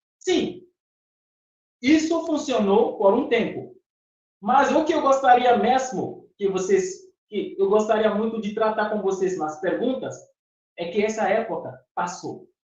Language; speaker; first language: Portuguese; non-native, fluent; Fon